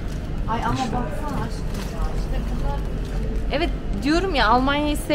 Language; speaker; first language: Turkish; early bilingual, heritage; Turkish